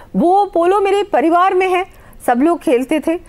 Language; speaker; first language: Hindi; native; Hindi